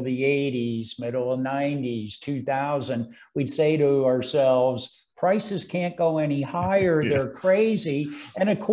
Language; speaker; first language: English; native; English